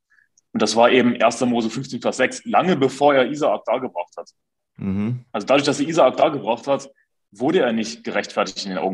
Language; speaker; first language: German; native; German